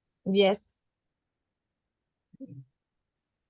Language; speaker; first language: English; non-native, learner; Spanish